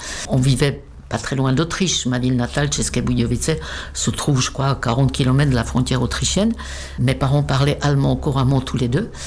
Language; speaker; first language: French; non-native, fluent; Czech